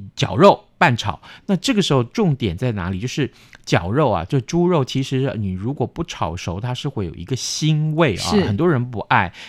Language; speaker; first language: Chinese; native; Chinese